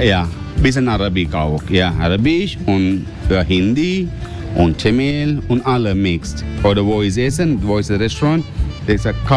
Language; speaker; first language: German; non-native, learner; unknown